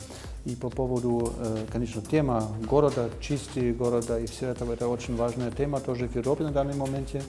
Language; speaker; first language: Russian; non-native, fluent; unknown